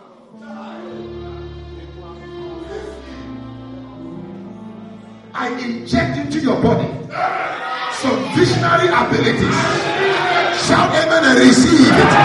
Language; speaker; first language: English; non-native, local second language; Akan